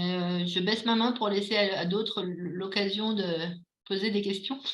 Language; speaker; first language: French; native; French